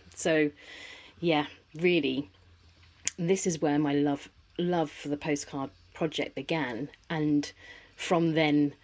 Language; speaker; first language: English; native; English